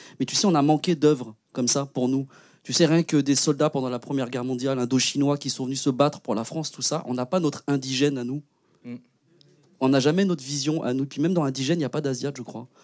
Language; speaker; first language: French; early bilingual, other home language; Vietnamese